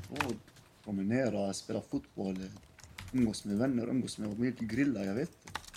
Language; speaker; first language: Swedish; early bilingual, other home language; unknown